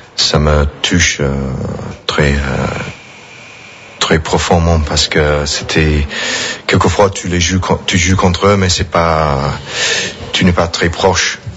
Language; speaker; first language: French; non-native, fluent; English